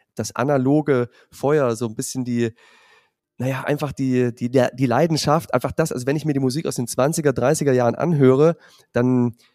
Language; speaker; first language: German; native; German